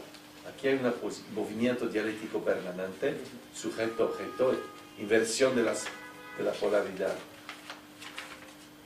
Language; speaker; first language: Spanish; non-native, fluent; French